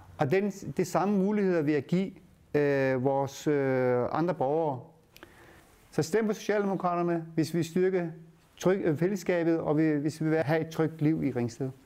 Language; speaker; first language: Danish; early bilingual, other home language; Turkish